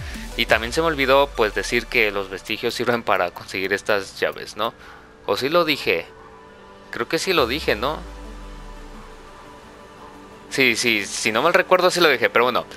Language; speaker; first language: Spanish; native; Spanish